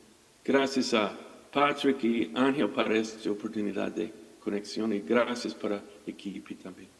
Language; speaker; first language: Portuguese; non-native, fluent; English